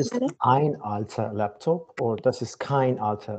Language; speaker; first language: German; non-native, learner; Azerbaijani